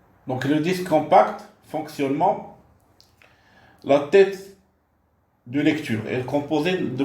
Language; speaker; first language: French; non-native, local second language; Arabic